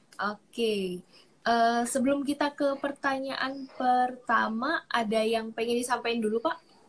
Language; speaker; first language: Indonesian; native; Indonesian